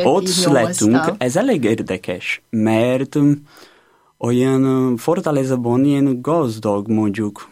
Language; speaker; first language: Hungarian; non-native, learner; Portuguese